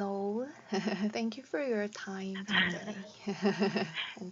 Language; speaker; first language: English; non-native, learner; Korean